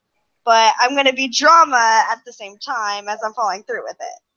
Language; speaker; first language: English; native; English